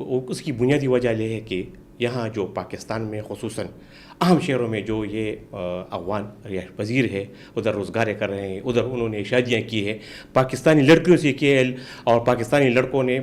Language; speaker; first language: Urdu; non-native, local second language; Pashto